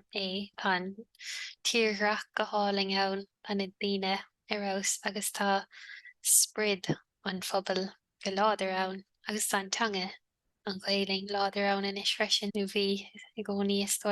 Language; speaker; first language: Irish; native; Irish